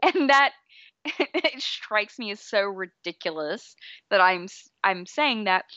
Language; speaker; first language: English; native; English